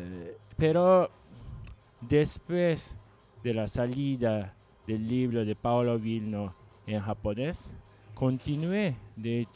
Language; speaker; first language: Spanish; non-native, learner; Japanese